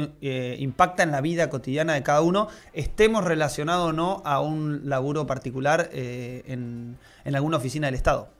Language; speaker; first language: Spanish; native; Spanish